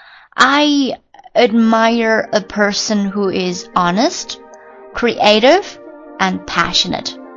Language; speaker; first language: English; non-native, fluent; Chinese